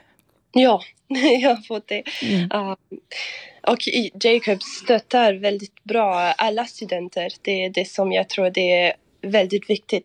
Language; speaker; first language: Swedish; non-native, fluent; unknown